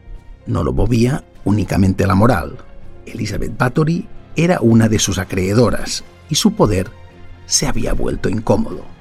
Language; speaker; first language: Spanish; native; Spanish